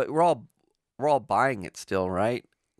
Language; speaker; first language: English; native; English